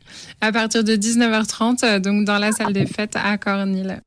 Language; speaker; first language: French; native; French